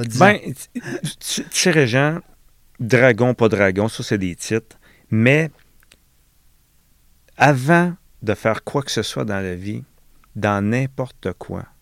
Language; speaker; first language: French; native; French